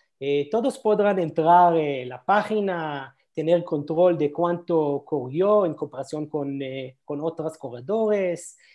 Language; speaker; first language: Spanish; non-native, learner; Hebrew